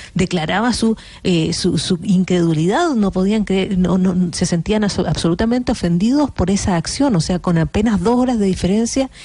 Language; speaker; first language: Spanish; native; Spanish